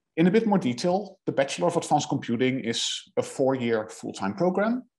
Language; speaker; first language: English; non-native, fluent; Dutch